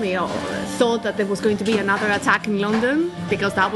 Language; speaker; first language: English; non-native, fluent; Greek